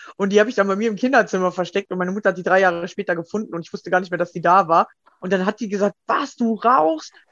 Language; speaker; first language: German; native; German